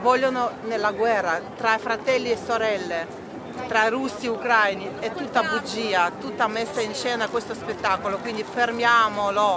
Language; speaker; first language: Italian; non-native, fluent; Russian